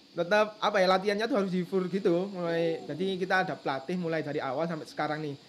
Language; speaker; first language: Indonesian; native; Indonesian